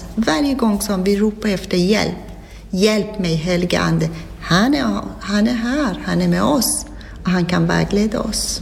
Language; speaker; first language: Swedish; non-native, learner; Persian